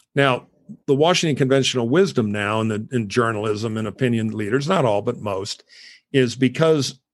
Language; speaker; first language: English; native; English